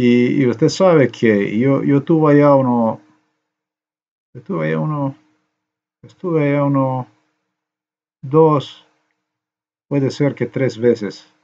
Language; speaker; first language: Spanish; non-native, learner; Slovenian